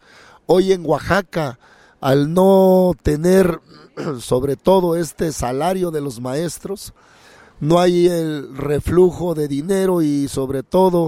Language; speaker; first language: Spanish; native; Spanish